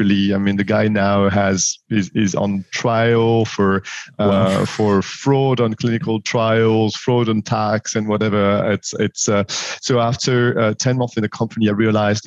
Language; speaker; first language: English; non-native, fluent; French